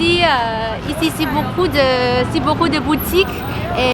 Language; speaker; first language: French; non-native, learner; Thai